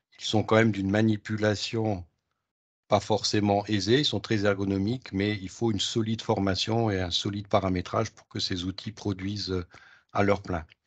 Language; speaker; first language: French; native; French